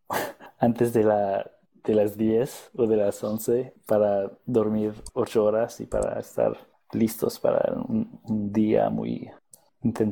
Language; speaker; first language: Spanish; non-native, fluent; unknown